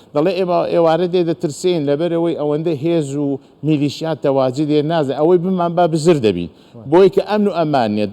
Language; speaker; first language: Central Kurdish; non-native, local second language; Azerbaijani